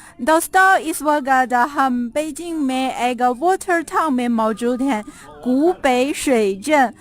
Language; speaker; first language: Urdu; non-native, fluent; Chinese